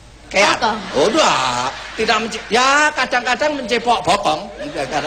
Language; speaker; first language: Indonesian; non-native, local second language; Javanese